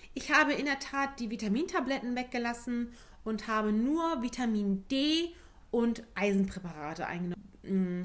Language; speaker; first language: German; early bilingual, other home language; Turkish